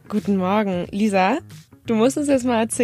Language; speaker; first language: German; native; German